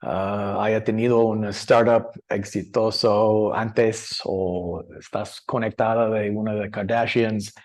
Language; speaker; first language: Spanish; non-native, learner; English